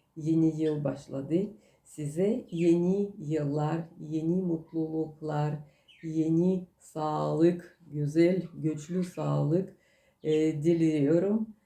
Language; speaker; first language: Turkish; non-native, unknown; Russian